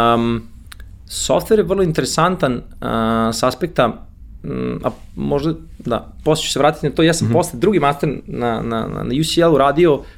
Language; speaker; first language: Serbian; native; Serbian